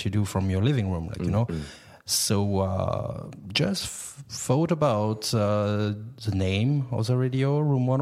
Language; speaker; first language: English; non-native, fluent; French